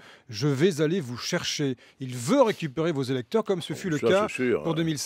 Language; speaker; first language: French; native; French